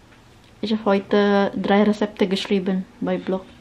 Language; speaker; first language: German; non-native, learner; Indonesian